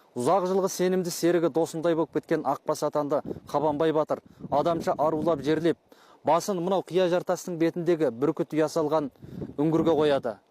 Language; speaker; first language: Kazakh; native; Kazakh